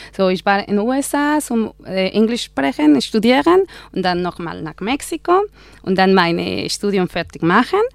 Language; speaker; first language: German; non-native, learner; Spanish